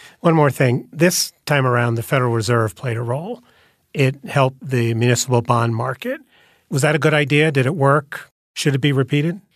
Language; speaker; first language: English; native; English